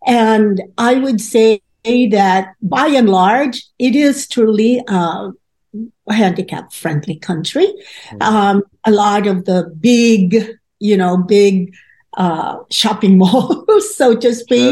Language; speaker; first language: English; non-native, local second language; Filipino